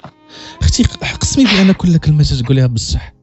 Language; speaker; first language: Arabic; native; Arabic